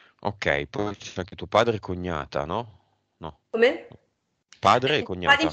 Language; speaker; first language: Italian; native; Italian